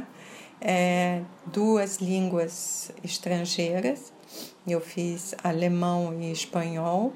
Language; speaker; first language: Portuguese; early bilingual, other home language; French